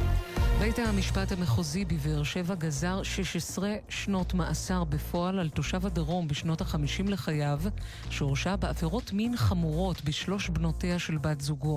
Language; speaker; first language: Hebrew; native; Hebrew